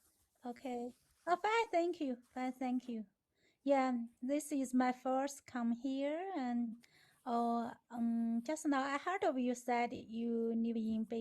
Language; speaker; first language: English; non-native, learner; Chinese